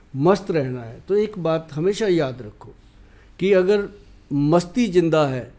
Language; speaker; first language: Hindi; native; Hindi